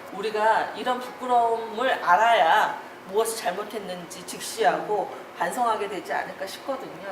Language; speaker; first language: Korean; native; Korean